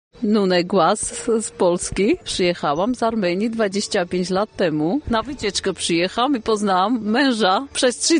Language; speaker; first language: Polish; non-native, fluent; Armenian